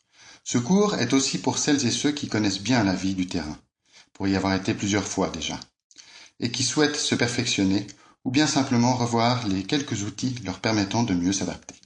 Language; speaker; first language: French; native; French